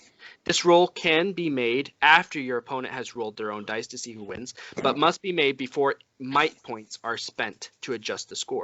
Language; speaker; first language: English; native; English